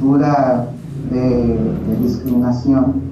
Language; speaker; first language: Spanish; non-native, learner; Portuguese